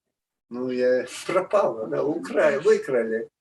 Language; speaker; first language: Russian; native; Russian